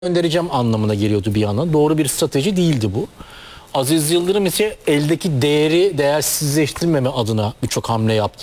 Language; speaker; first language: Turkish; native; Turkish